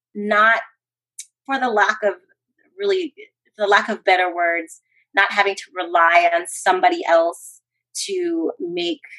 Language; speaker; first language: English; early bilingual, other home language; Spanish